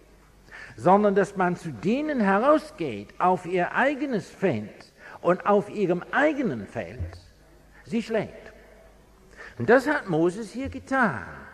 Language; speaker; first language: German; non-native, fluent; English